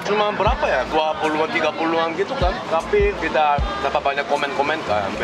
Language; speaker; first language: Indonesian; non-native, fluent; Korean